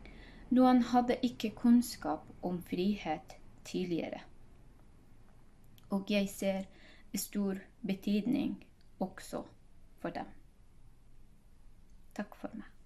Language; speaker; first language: Norwegian; non-native, fluent; Hazaragi